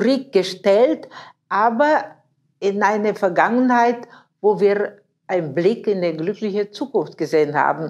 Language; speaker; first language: German; non-native, fluent; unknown